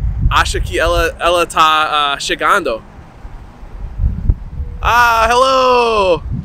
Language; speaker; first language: Portuguese; non-native, learner; English